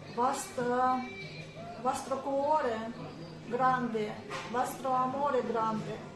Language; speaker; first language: Italian; non-native, learner; Ukrainian